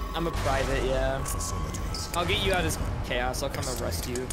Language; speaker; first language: English; native; English